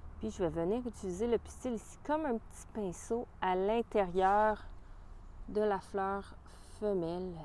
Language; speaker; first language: French; native; French